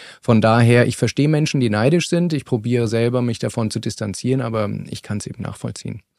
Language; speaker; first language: German; native; German